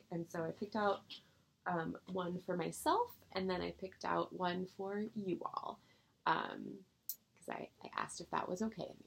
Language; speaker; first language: English; native; English